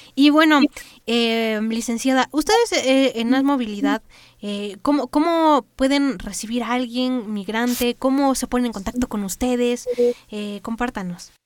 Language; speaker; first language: Spanish; native; Spanish